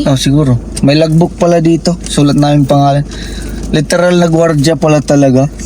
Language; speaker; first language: Filipino; native; Filipino